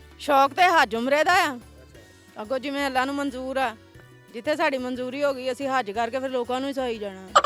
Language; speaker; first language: Punjabi; native; Punjabi